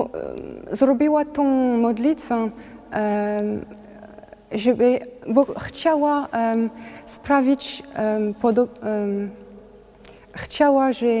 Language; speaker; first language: Polish; non-native, learner; French